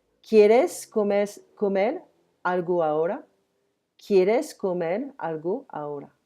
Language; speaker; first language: Spanish; non-native, fluent; French